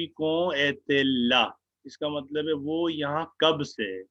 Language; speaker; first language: French; non-native, fluent; Hindi